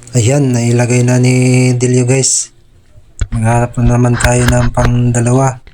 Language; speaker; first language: Filipino; non-native, local second language; Waray